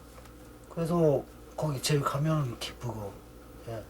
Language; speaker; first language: Korean; early bilingual, heritage; Korean